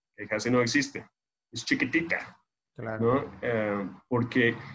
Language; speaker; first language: Spanish; non-native, fluent; English